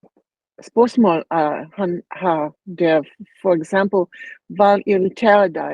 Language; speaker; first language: Danish; non-native, learner; English